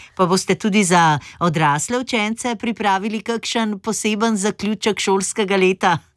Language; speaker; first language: Slovenian; native; Slovenian